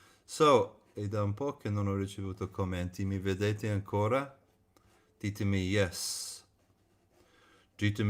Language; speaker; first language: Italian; non-native, fluent; English